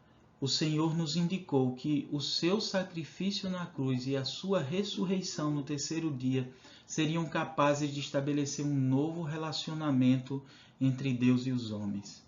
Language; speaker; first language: Portuguese; native; Portuguese